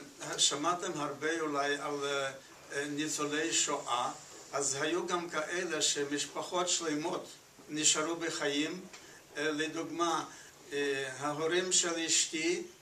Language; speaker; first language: Hebrew; non-native, fluent; Yiddish